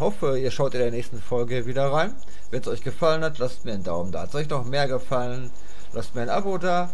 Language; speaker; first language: German; native; German